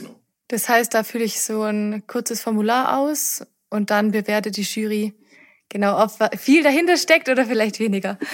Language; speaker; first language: German; native; German